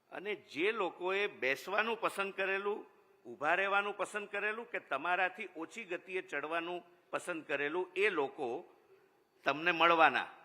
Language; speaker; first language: Gujarati; native; Gujarati